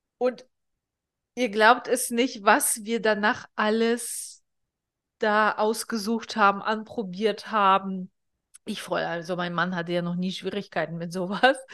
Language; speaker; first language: German; non-native, fluent; Russian